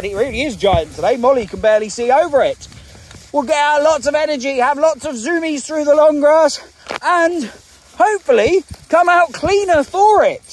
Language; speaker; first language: English; native; English